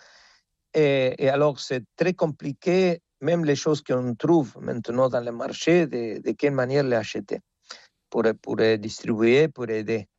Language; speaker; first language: French; non-native, fluent; Spanish